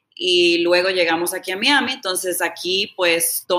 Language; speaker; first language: Spanish; early bilingual, heritage; Spanish